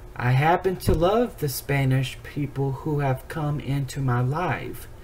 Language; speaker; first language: English; native; English